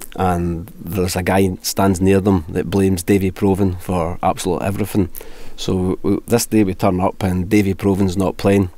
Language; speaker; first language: English; native; English